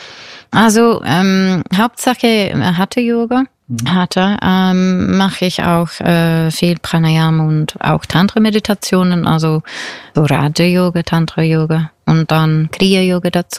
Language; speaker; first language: German; non-native, fluent; English